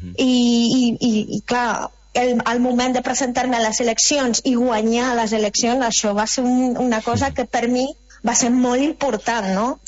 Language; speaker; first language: Catalan; non-native, fluent; Spanish